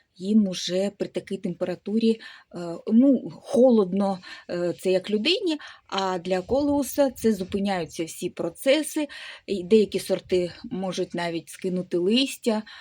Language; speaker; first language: Ukrainian; native; Ukrainian